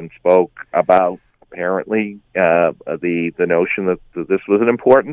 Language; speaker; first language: English; native; English